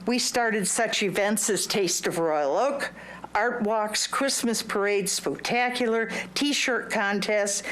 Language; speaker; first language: English; native; English